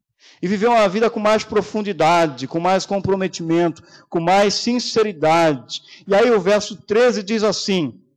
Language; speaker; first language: Portuguese; native; Portuguese